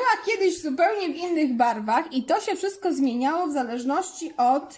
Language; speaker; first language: Polish; native; Polish